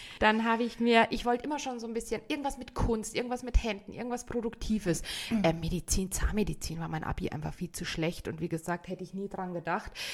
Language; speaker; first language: German; native; German